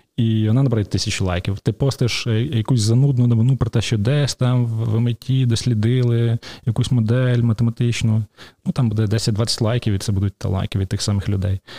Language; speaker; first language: Ukrainian; native; Ukrainian